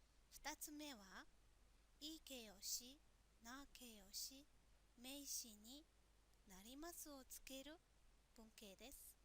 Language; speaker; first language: Japanese; non-native, fluent; Mongolian